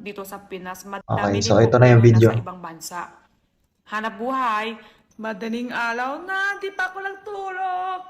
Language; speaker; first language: Filipino; non-native, learner; Chinese